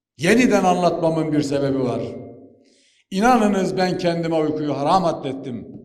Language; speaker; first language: Turkish; native; Turkish